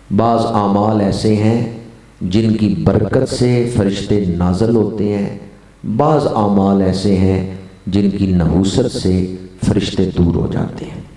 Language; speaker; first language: Urdu; non-native, local second language; Punjabi